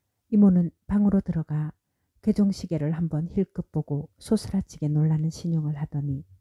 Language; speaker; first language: Korean; native; Korean